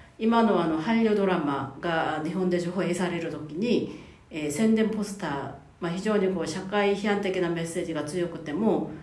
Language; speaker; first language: Japanese; non-native, fluent; Korean